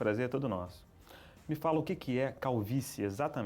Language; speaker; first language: Portuguese; native; Portuguese